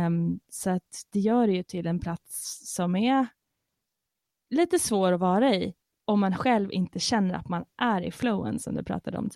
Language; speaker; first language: Swedish; native; Swedish